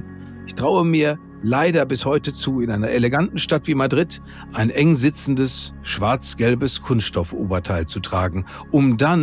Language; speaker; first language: German; native; German